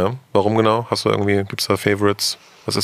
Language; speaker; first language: German; native; German